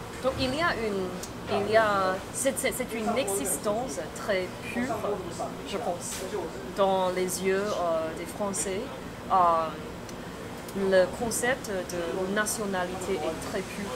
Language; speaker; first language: French; non-native, fluent; Chinese